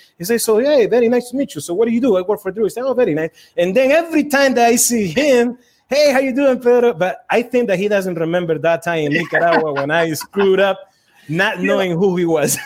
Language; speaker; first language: English; non-native, fluent; Spanish